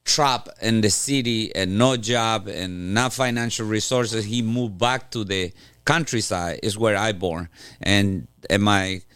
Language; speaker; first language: English; non-native, fluent; Spanish